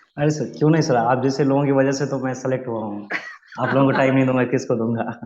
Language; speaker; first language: Hindi; native; Hindi